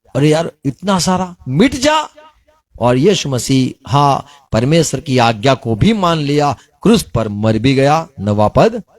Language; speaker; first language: Hindi; non-native, local second language; Gujarati